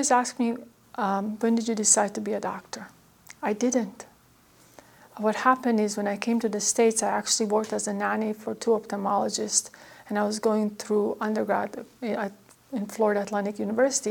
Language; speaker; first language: English; non-native, fluent; Croatian